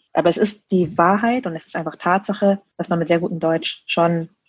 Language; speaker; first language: German; early bilingual, other home language; Vietnamese